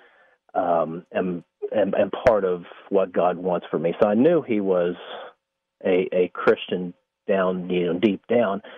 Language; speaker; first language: English; native; English